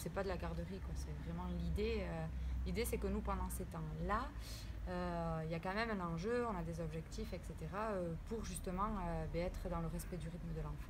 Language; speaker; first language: French; native; French